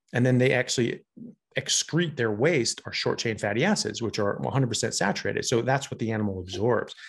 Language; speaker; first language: English; native; English